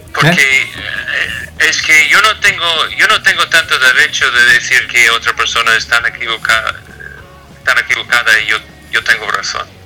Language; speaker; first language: Spanish; non-native, fluent; English